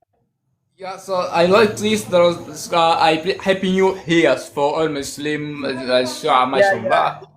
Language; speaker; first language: English; non-native, learner; Swahili